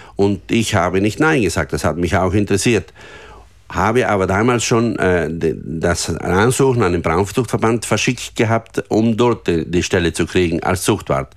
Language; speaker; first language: German; native; German